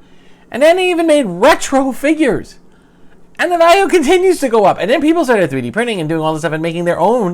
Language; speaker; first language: English; native; English